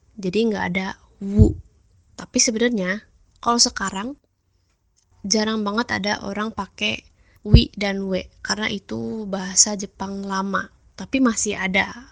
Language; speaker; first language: Indonesian; native; Indonesian